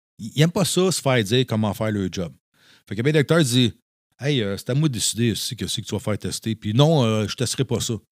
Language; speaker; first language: French; native; French